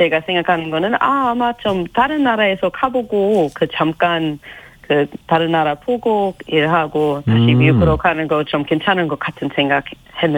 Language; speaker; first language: Korean; non-native, learner; English